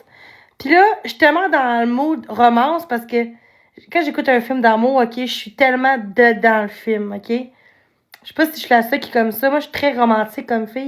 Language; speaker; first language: French; native; French